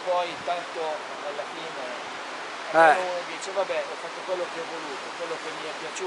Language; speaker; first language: Italian; native; Italian